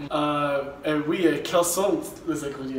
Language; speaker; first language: French; non-native, learner; English